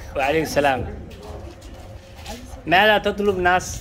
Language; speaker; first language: Arabic; non-native, learner; Somali